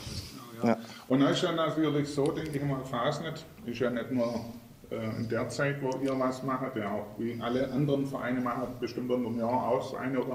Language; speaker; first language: German; native; German